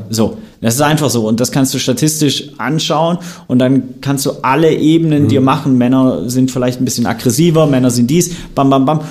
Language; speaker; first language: German; native; German